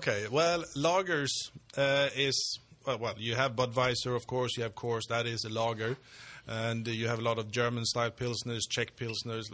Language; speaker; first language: English; non-native, fluent; Swedish